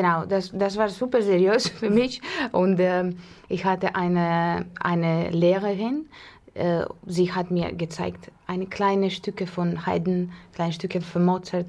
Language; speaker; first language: German; non-native, learner; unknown